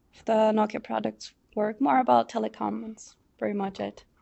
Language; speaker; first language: English; non-native, fluent; Portuguese